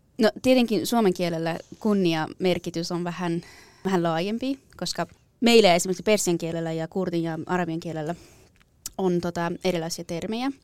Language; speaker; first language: Finnish; non-native, fluent; Persian